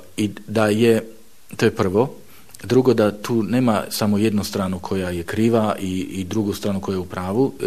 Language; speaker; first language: Bosnian; non-native, fluent; Slovak